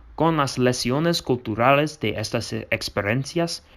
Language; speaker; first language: Spanish; non-native, learner; English